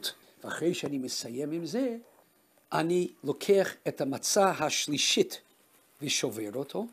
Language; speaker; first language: Hebrew; non-native, fluent; Russian